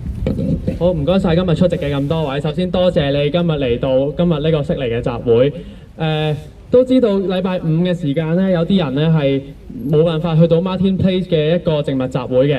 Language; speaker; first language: Cantonese; native; Cantonese